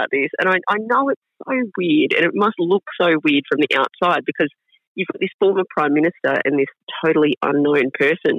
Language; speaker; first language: English; native; English